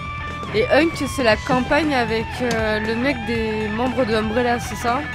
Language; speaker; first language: French; native; French